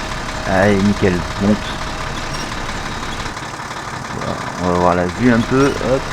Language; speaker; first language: French; native; French